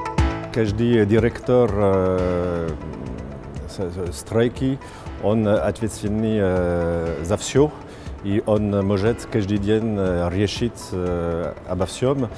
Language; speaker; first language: Russian; non-native, fluent; French